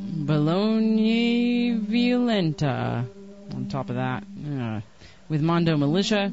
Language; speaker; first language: English; native; English